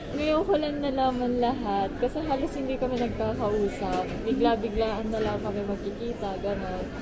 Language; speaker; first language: Filipino; early bilingual, heritage; Japanese